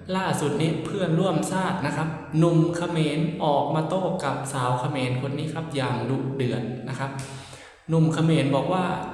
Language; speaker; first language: Thai; native; Thai